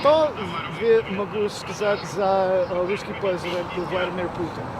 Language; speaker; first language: Russian; non-native, learner; English